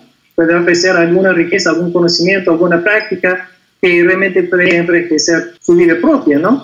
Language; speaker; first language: Spanish; non-native, fluent; English